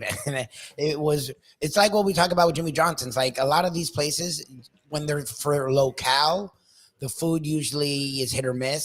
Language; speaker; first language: English; native; English